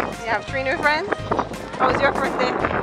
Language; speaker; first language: English; native; English